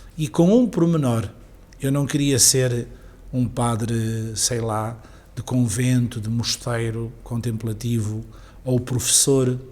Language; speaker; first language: Portuguese; native; Portuguese